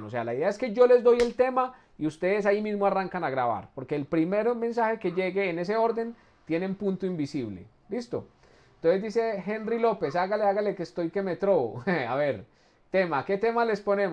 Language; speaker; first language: Spanish; native; Spanish